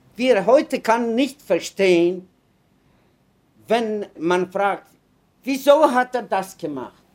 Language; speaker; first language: German; non-native, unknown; Yiddish